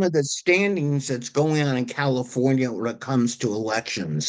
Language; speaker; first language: English; native; English